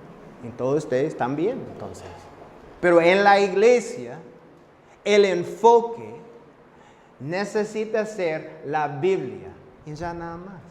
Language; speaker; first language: Spanish; non-native, fluent; English